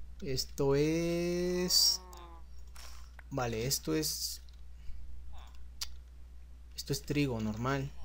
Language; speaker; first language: Spanish; native; Spanish